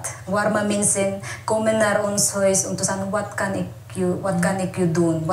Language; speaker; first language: Dutch; non-native, learner; Waray